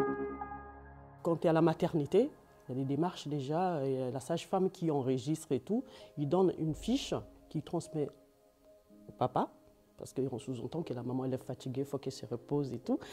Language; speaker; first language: French; non-native, local second language; Lingala